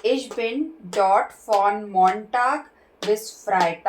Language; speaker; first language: German; non-native, fluent; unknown